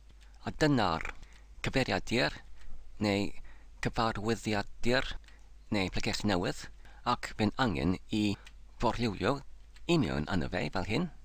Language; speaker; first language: Welsh; non-native, learner; English